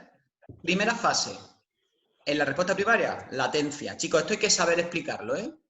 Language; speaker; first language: Spanish; native; Spanish